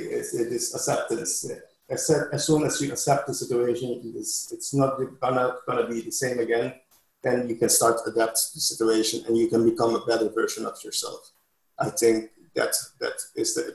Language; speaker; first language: English; non-native, fluent; Papiamento